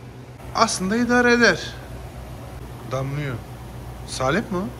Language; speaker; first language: Turkish; native; Turkish